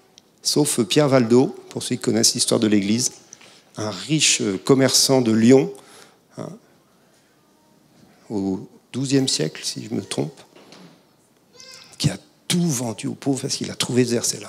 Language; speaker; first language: French; native; French